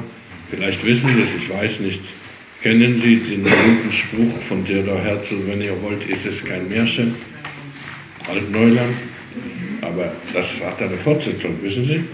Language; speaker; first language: German; early bilingual, heritage; German